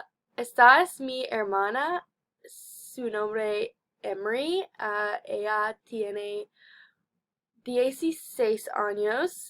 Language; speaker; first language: Spanish; non-native, learner; English